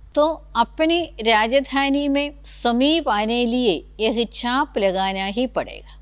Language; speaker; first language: Hindi; non-native, local second language; Malayalam